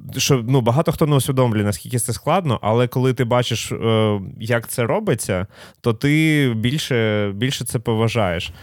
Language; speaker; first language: Ukrainian; non-native, local second language; Russian